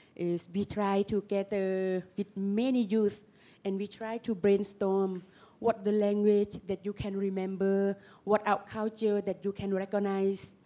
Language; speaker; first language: English; non-native, learner; Lao